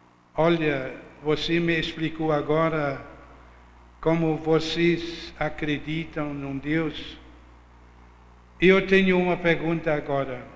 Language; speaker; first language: Portuguese; non-native, fluent; German